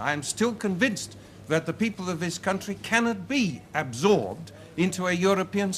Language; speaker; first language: English; native; English